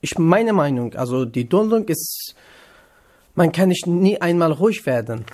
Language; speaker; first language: German; non-native, learner; Kurdish